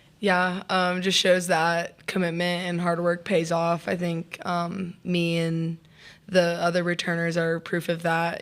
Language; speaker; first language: English; native; English